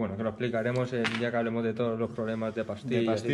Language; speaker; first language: Spanish; native; Spanish